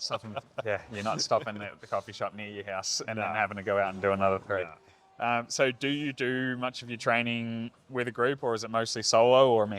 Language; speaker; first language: English; native; English